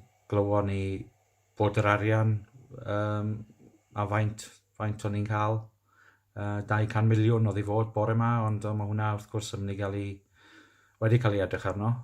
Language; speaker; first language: Welsh; native; Welsh